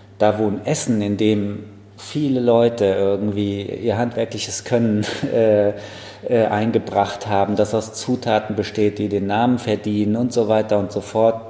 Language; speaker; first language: German; native; German